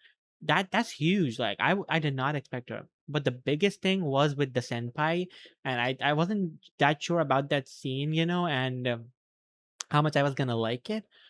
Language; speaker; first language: English; native; English